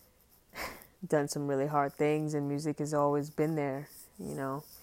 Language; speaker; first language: English; native; English